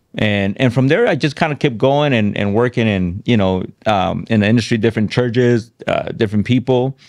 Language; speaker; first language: English; native; English